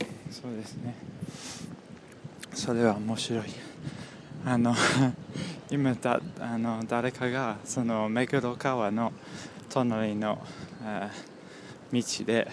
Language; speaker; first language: Japanese; non-native, learner; English